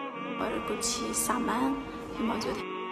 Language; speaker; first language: Hindi; non-native, fluent; Chinese